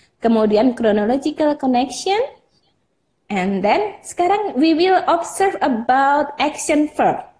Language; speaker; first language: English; non-native, fluent; Indonesian